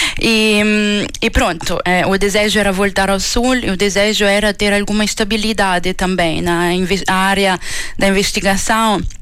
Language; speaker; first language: Portuguese; non-native, fluent; Italian